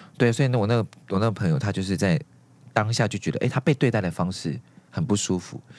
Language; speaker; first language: Chinese; native; Chinese